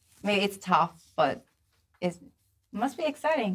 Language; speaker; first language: English; non-native, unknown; Japanese